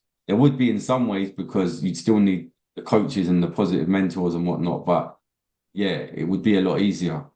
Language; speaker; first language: English; native; English